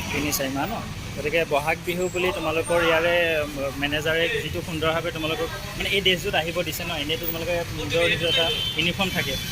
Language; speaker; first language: Assamese; native; Assamese